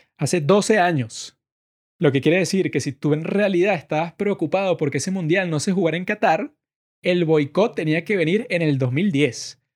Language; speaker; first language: Spanish; native; Spanish